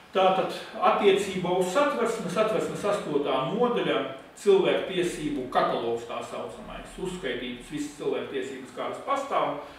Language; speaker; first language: Latvian; native; Latvian